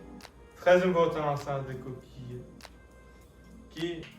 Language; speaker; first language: French; non-native, learner; English